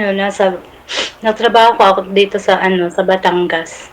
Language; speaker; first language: Filipino; non-native, local second language; Cebuano